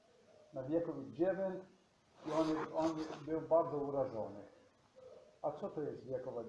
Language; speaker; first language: Polish; non-native, learner; Slovenian